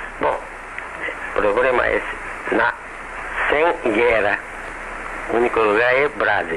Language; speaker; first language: Portuguese; non-native, learner; Japanese